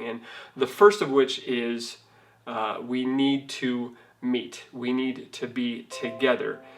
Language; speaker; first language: English; native; English